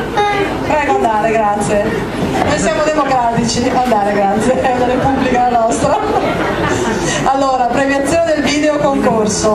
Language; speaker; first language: Italian; native; Italian